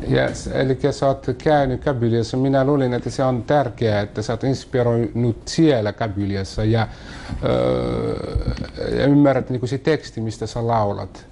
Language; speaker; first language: Finnish; non-native, fluent; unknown